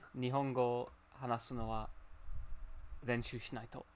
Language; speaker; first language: Japanese; non-native, learner; English